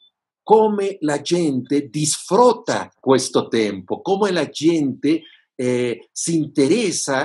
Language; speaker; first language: Italian; non-native, fluent; Spanish